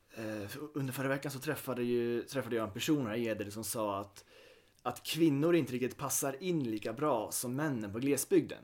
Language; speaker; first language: Swedish; native; Swedish